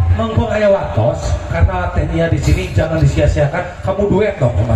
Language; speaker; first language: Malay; non-native, local second language; Sundanese